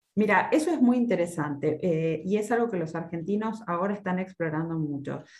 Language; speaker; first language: Spanish; native; Spanish